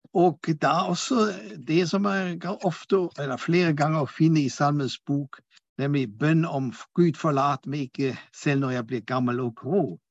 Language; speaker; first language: Norwegian; non-native, fluent; German